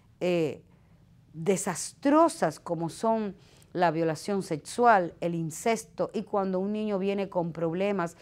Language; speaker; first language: Spanish; native; Spanish